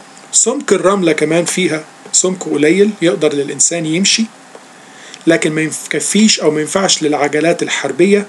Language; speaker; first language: Arabic; native; Arabic